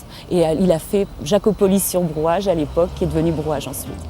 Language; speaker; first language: French; native; French